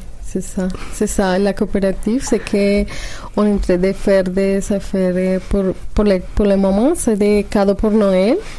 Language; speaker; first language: French; non-native, learner; Spanish